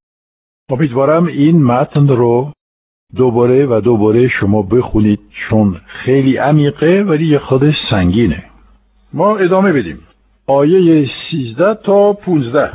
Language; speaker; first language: Persian; non-native, fluent; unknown